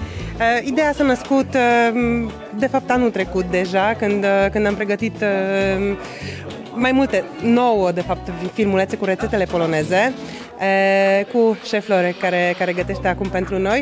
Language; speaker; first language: Romanian; non-native, fluent; Polish